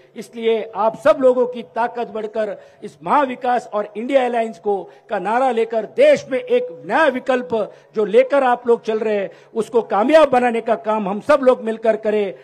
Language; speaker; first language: Hindi; non-native, local second language; Marathi